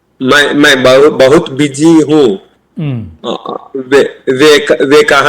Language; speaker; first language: Hindi; non-native, learner; Telugu